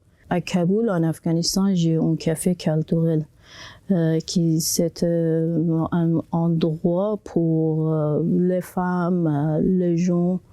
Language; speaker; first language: French; non-native, local second language; Persian